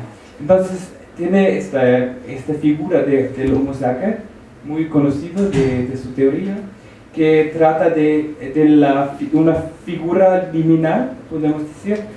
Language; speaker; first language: Spanish; non-native, fluent; French